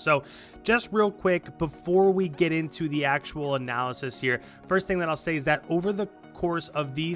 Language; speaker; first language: English; native; English